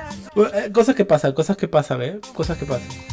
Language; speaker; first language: Spanish; native; Spanish